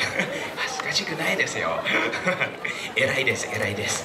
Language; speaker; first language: Japanese; non-native, fluent; Thai